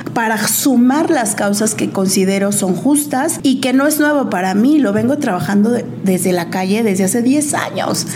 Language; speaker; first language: Spanish; native; Spanish